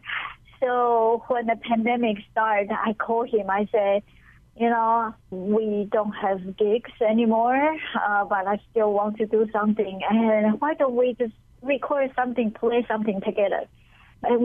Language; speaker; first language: English; non-native, fluent; Chinese